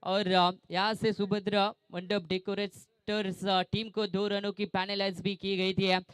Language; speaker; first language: Hindi; non-native, local second language; Marathi